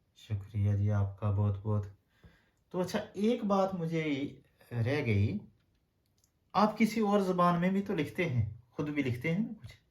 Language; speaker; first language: Hindi; non-native, local second language; Gujari